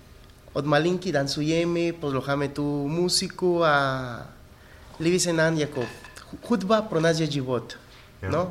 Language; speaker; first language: Czech; non-native, fluent; Spanish